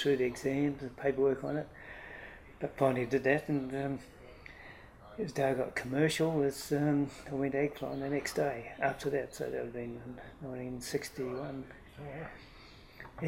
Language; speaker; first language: English; native; English